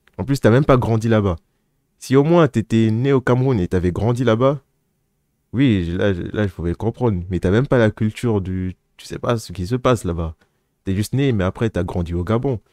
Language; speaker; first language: French; native; French